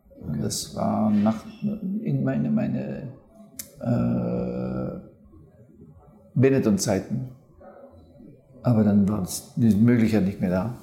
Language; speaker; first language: German; non-native, fluent; French